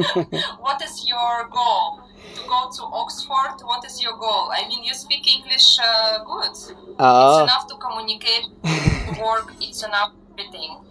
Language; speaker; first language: English; non-native, fluent; Russian